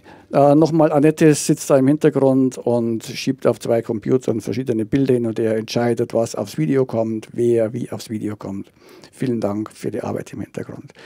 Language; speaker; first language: German; native; German